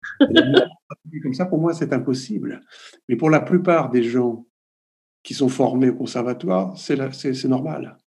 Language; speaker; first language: French; native; French